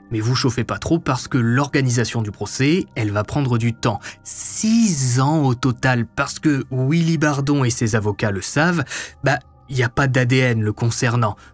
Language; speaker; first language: French; native; French